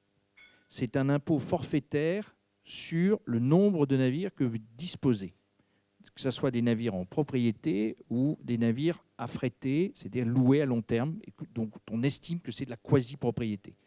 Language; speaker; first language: French; native; French